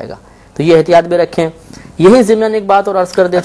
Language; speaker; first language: Urdu; native; Urdu